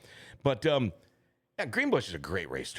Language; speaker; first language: English; native; English